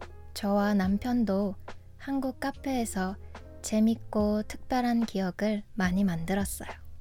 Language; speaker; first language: Korean; non-native, fluent; English